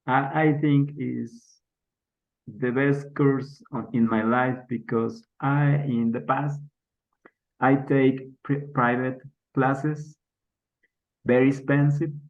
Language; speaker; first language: English; non-native, learner; Spanish